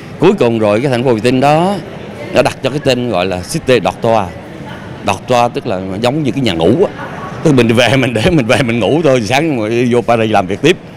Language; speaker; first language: Vietnamese; native; Vietnamese